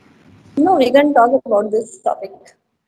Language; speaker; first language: English; non-native, learner; Hindi